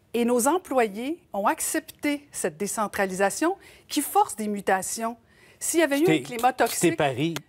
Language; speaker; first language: French; native; French